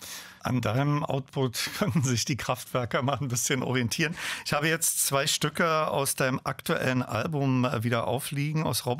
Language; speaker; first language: German; native; German